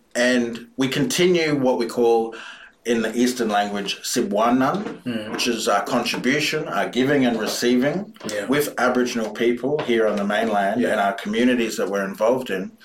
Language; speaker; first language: English; native; English